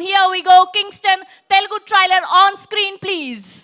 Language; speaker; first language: Telugu; native; Telugu